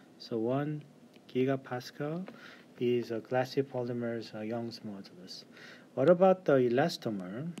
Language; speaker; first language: English; non-native, fluent; Korean